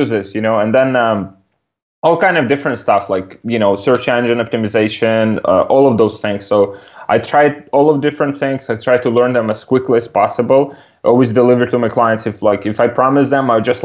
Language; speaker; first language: English; non-native, fluent; Ukrainian